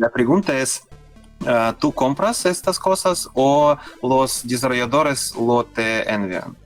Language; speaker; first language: Spanish; non-native, learner; Russian